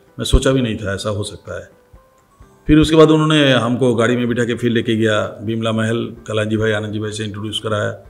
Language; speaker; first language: Hindi; non-native, local second language; Bangla